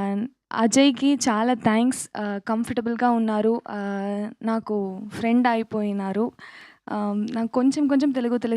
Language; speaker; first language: Telugu; early bilingual, heritage; Telugu